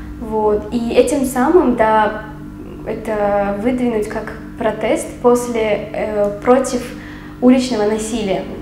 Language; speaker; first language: Russian; non-native, local second language; Tajik